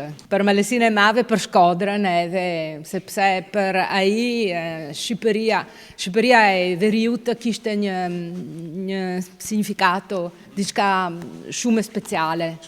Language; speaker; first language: Albanian; non-native, fluent; Italian